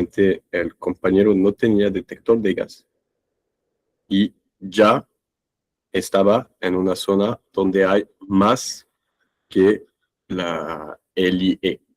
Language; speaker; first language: Spanish; non-native, fluent; French